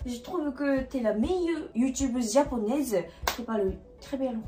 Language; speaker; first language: French; non-native, learner; Japanese